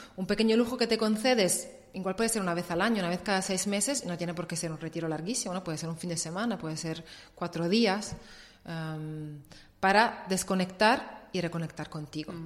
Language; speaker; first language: Spanish; non-native, fluent; Italian